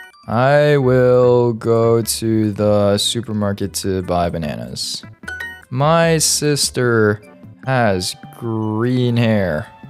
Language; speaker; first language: English; early bilingual, other home language; Chinese